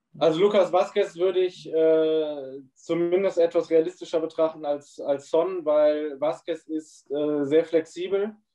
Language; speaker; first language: German; native; German